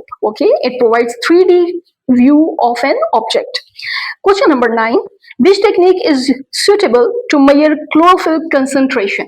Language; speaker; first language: English; non-native, local second language; Urdu